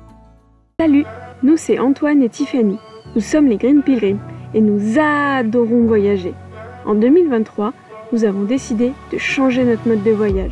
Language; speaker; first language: French; native; French